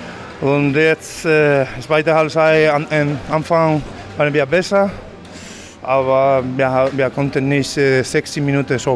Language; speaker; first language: German; non-native, fluent; Spanish